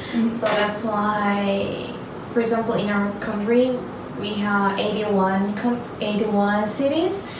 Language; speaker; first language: English; non-native, learner; Turkish